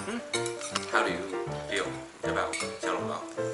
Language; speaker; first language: English; non-native, fluent; Chinese